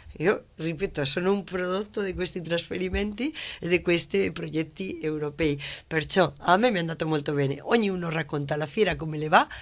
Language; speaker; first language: Italian; non-native, fluent; Spanish